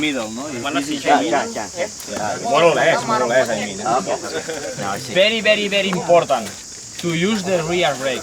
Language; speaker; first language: English; non-native, fluent; Spanish